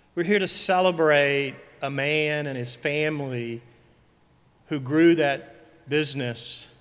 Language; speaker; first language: English; native; English